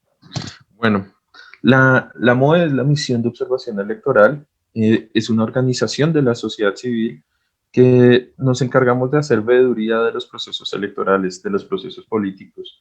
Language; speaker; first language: Spanish; native; Spanish